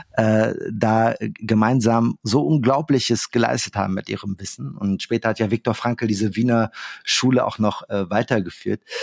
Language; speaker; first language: German; early bilingual, other home language; Arabic